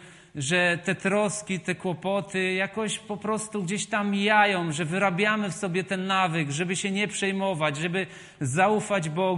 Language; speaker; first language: Polish; native; Polish